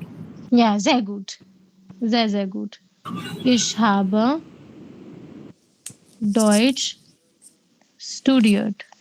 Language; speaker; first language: German; non-native, fluent; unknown